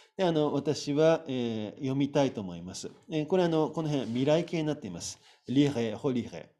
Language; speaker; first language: Japanese; native; Japanese